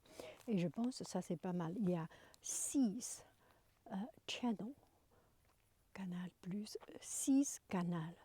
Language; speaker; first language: French; non-native, learner; Chinese